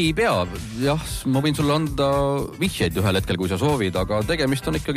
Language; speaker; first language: Estonian; native; Estonian